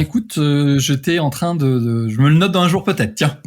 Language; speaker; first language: French; native; French